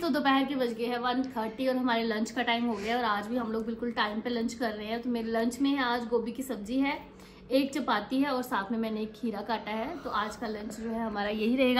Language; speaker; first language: Hindi; native; Hindi